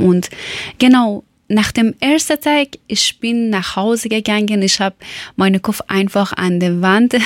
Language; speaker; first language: German; non-native, learner; Persian